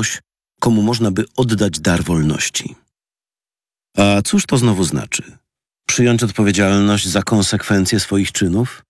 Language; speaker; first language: Polish; native; Polish